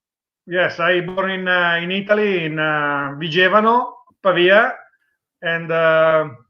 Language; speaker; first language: English; non-native, learner; Italian